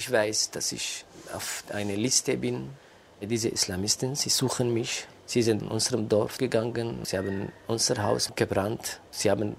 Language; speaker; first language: German; non-native, fluent; Kurdish